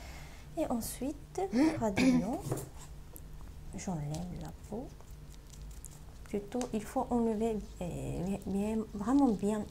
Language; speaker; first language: French; non-native, learner; Japanese